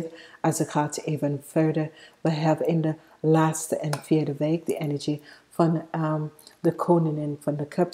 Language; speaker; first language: Dutch; non-native, fluent; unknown